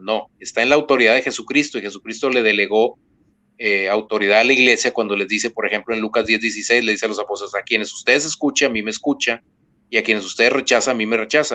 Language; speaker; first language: Spanish; native; Spanish